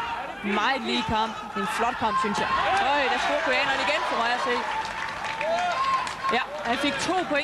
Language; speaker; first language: Danish; native; Danish